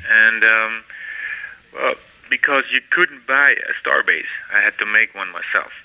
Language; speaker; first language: English; non-native, fluent; Dutch